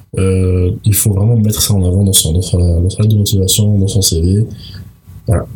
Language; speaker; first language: French; non-native, local second language; Arabic